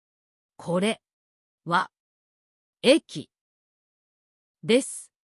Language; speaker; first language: Japanese; non-native, learner; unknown